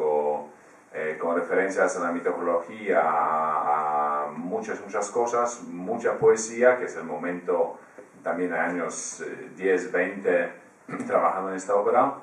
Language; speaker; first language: Spanish; non-native, fluent; Polish